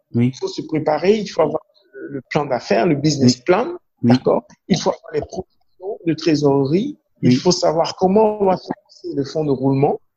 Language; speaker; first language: French; non-native, local second language; Fon